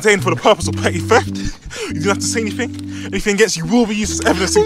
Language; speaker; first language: English; native; English